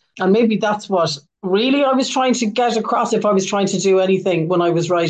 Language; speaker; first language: English; native; English